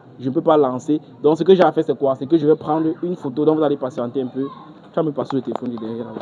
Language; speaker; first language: French; native; French